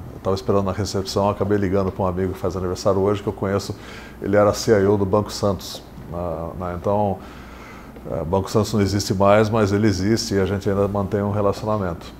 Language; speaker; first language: Portuguese; early bilingual, other home language; English